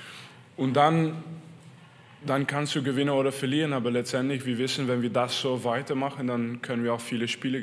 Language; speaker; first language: German; non-native, fluent; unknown